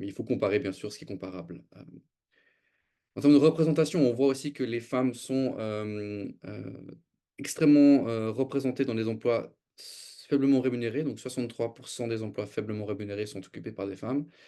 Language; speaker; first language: French; native; French